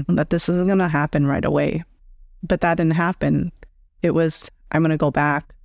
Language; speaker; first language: English; native; English